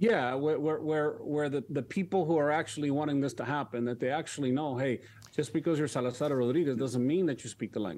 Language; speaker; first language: English; early bilingual, other home language; Spanish